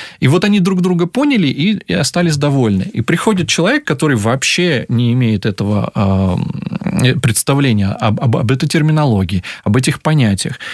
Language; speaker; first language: Russian; native; Russian